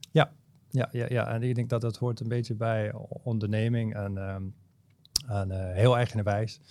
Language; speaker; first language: Dutch; non-native, fluent; English